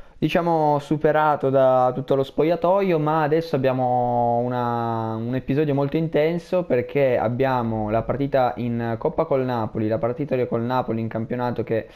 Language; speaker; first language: Italian; native; Italian